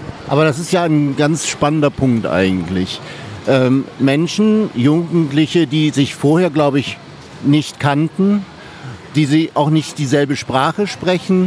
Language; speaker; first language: German; native; German